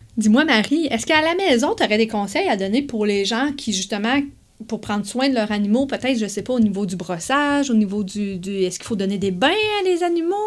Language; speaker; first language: French; native; French